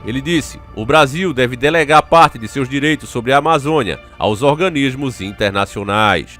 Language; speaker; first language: Portuguese; native; Portuguese